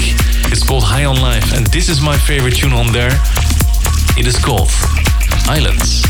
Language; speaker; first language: English; non-native, fluent; Dutch